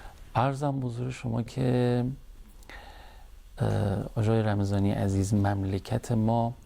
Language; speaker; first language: Persian; native; Persian